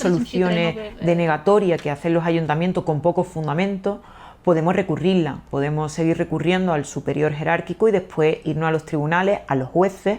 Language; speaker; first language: Spanish; native; Spanish